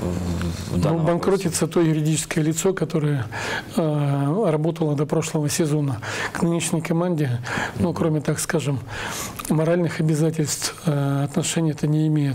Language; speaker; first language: Russian; native; Russian